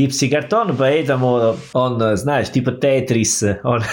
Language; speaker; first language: Russian; non-native, fluent; Italian